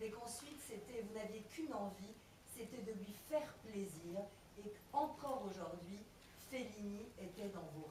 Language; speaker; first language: French; native; French